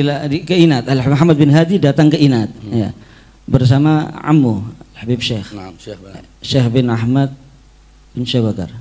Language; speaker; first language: Indonesian; native; Indonesian